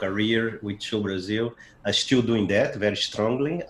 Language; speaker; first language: English; non-native, fluent; Portuguese